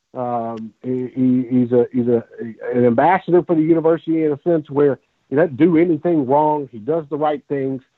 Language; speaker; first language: English; native; English